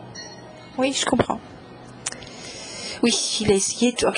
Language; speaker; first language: French; native; French